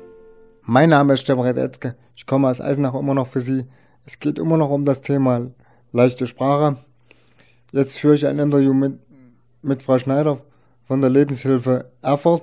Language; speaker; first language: German; native; German